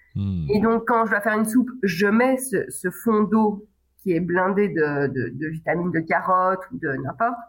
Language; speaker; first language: French; native; French